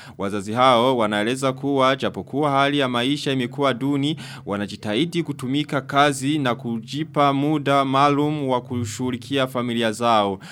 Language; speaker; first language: Swahili; non-native, local second language; Rundi